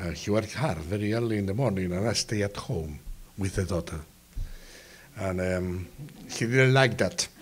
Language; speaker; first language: English; non-native, fluent; Spanish